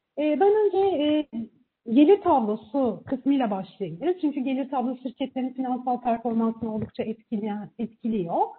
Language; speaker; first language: Turkish; native; Turkish